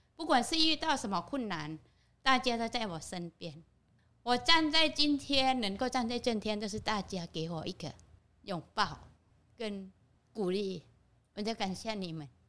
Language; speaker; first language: Chinese; non-native, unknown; Thai